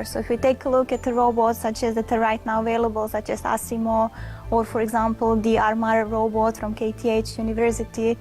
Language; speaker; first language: English; non-native, fluent; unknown